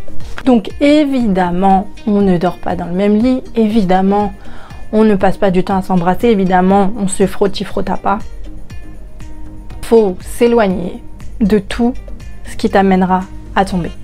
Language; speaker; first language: French; native; French